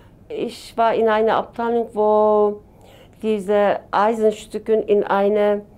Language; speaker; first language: German; non-native, learner; Turkish